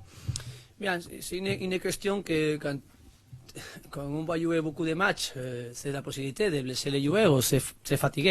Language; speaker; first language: French; non-native, learner; Spanish